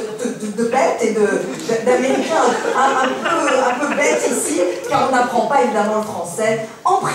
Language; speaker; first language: French; native; French